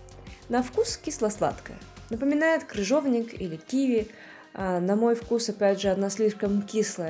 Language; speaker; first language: Russian; native; Russian